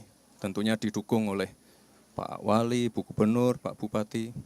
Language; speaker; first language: Indonesian; native; Indonesian